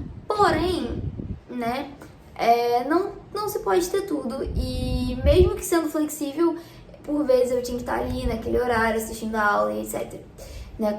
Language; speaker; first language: Portuguese; native; Portuguese